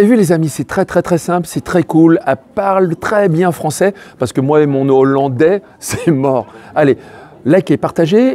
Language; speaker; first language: French; native; French